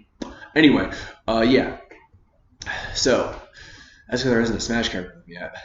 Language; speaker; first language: English; native; English